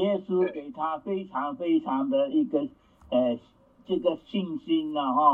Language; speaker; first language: Chinese; native; Chinese